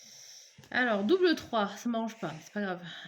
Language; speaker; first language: French; native; French